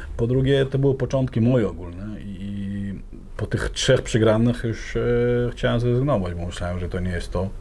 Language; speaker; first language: Polish; non-native, fluent; Chechen